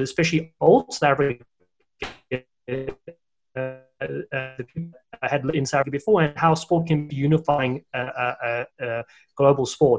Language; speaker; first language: English; native; English